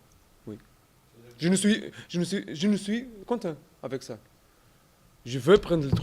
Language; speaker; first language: French; non-native, learner; Portuguese